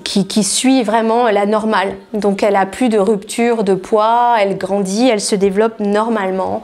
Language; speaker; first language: French; native; French